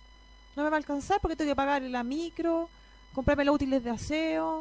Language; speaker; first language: Spanish; native; Spanish